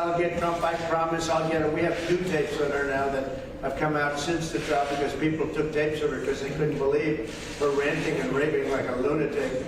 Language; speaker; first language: English; native; English